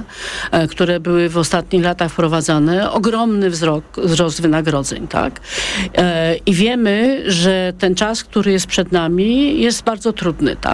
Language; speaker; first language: Polish; native; Polish